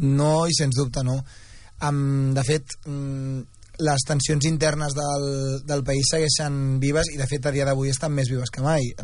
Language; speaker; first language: Catalan; early bilingual, other home language; Bosnian